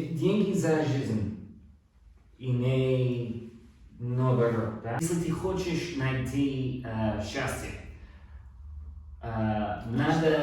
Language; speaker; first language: Russian; non-native, learner; English